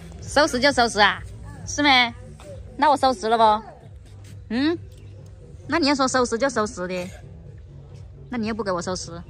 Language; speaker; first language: Chinese; native; Chinese